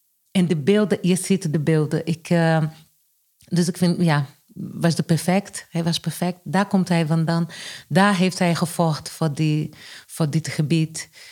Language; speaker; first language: Dutch; non-native, fluent; Portuguese